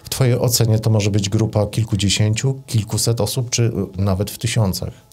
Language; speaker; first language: Polish; native; Polish